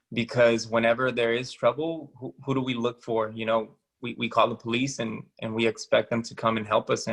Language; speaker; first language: English; early bilingual, other home language; Spanish